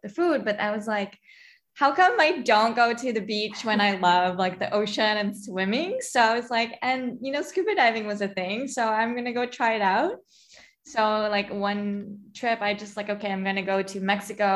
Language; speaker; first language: English; non-native, local second language; Filipino